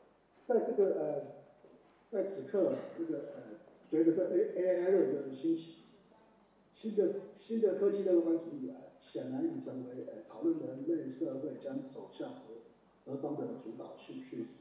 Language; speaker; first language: Chinese; native; Chinese